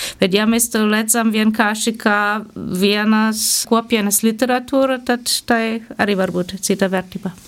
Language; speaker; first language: Latvian; non-native, fluent; German